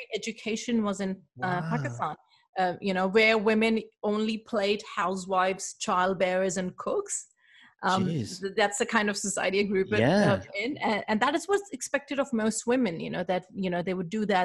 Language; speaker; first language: English; non-native, local second language; Urdu